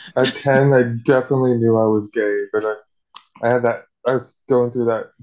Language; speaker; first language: English; native; English